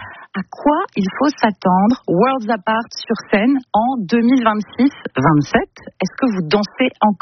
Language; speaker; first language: French; native; French